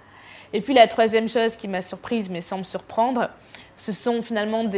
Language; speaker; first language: French; native; French